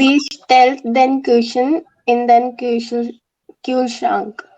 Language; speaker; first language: German; non-native, learner; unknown